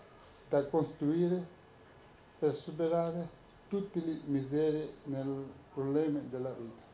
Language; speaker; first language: Italian; non-native, learner; Tibetan